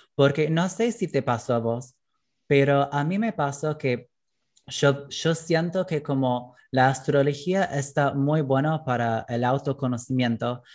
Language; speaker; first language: Spanish; non-native, fluent; English